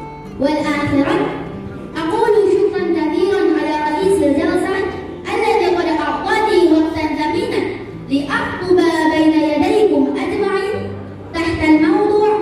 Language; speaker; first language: Arabic; non-native, learner; Indonesian